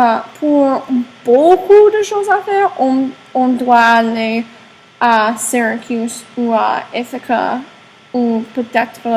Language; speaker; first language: French; non-native, learner; English